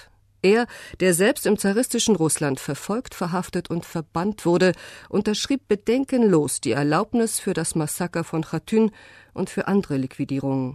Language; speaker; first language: German; native; German